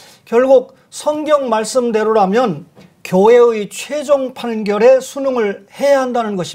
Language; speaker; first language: Korean; native; Korean